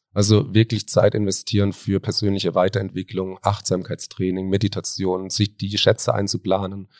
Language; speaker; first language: German; native; German